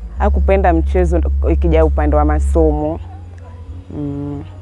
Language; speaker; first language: Swahili; non-native, local second language; Luo (Kenya and Tanzania)